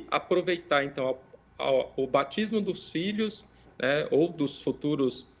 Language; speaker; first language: Portuguese; native; Portuguese